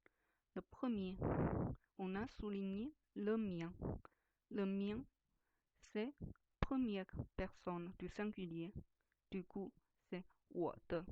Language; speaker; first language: French; non-native, fluent; Chinese